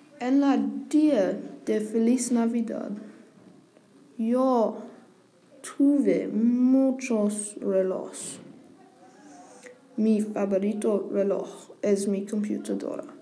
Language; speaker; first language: Spanish; non-native, learner; English